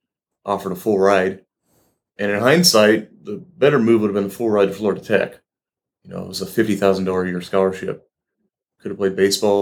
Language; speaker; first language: English; native; English